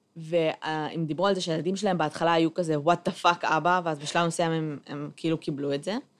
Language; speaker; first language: Hebrew; native; Hebrew